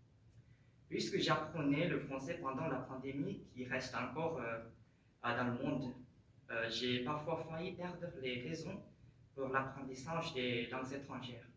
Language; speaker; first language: French; non-native, fluent; Japanese